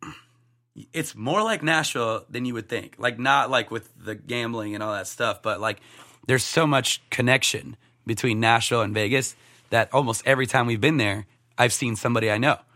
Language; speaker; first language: English; native; English